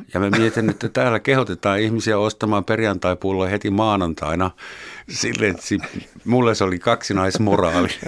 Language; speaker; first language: Finnish; non-native, fluent; German